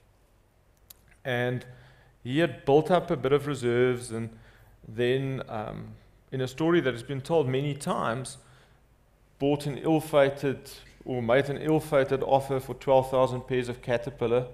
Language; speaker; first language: English; non-native, local second language; Afrikaans